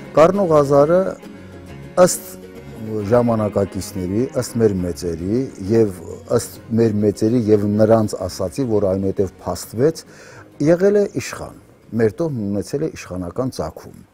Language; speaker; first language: Armenian; native; Armenian